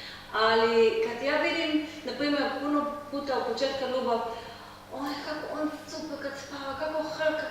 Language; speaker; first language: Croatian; non-native, learner; Hebrew